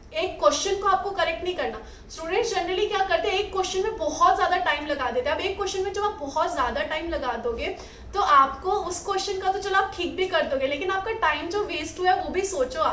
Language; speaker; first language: Hindi; native; Hindi